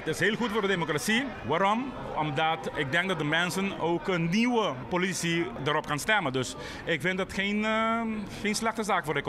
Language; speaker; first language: Dutch; non-native, local second language; Papiamento